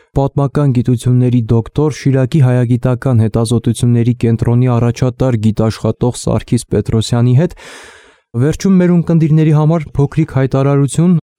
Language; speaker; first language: Armenian; native; Armenian